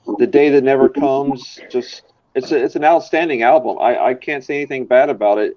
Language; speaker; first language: English; native; English